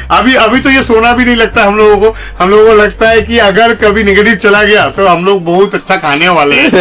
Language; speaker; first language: Hindi; non-native, local second language; Bangla